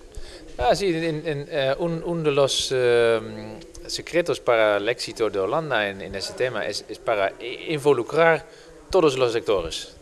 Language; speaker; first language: Spanish; non-native, fluent; Dutch